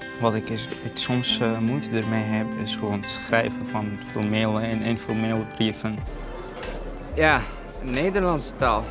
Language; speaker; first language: Dutch; non-native, fluent; Arabic